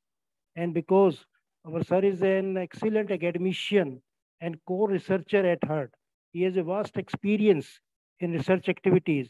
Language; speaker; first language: English; non-native, local second language; Hindi